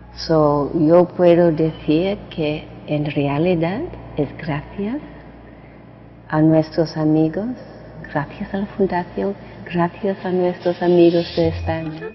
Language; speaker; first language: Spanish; non-native, fluent; English